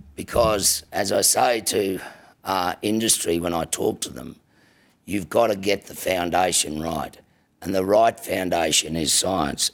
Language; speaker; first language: English; native; English